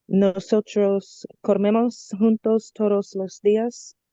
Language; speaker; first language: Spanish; non-native, learner; English